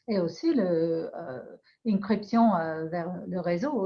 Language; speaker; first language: French; non-native, fluent; English